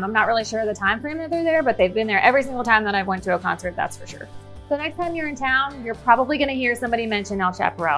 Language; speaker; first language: English; native; English